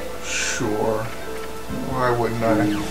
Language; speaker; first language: English; native; English